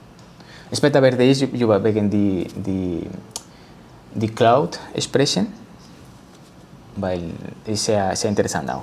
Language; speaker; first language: German; non-native, learner; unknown